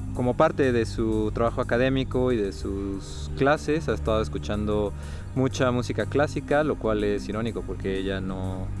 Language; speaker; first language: Spanish; native; Spanish